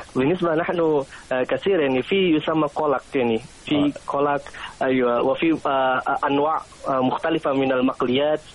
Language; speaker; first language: Arabic; non-native, local second language; Indonesian